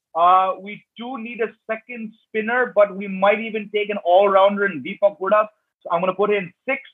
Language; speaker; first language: English; native; English